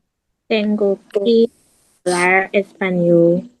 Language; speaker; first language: Spanish; non-native, learner; English